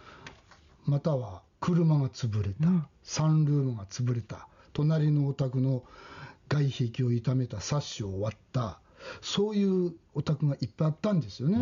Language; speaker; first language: Japanese; native; Japanese